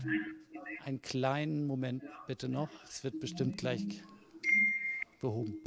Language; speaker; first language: German; native; German